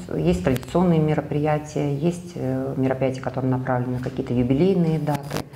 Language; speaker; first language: Russian; native; Russian